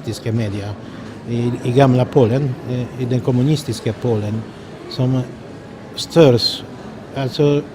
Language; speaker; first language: Swedish; non-native, fluent; Polish